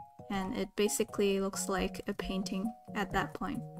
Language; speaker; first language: English; non-native, local second language; Cantonese